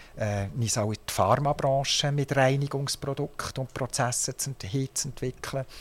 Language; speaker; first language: German; native; German